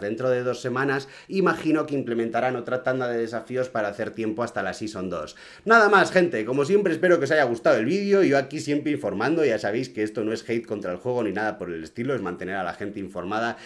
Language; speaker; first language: Spanish; native; Spanish